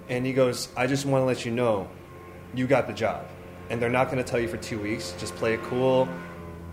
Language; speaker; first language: English; native; English